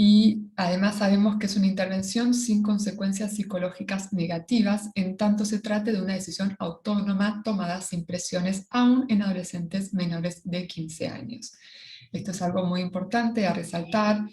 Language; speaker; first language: Spanish; native; Spanish